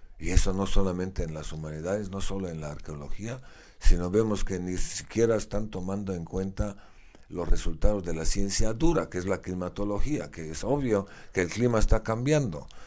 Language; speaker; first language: Spanish; non-native, fluent; Slovenian